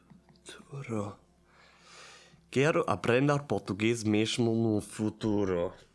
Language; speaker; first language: Portuguese; non-native, learner; Italian